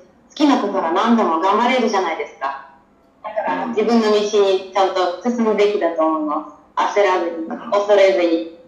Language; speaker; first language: Japanese; non-native, fluent; Romanian